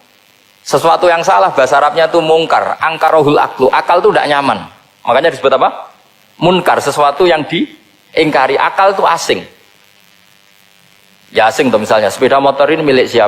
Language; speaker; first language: Indonesian; non-native, local second language; Javanese